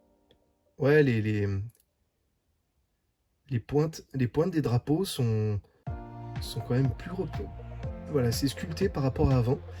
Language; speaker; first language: French; native; French